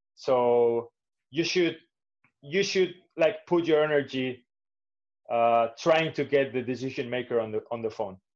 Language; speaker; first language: English; non-native, fluent; Spanish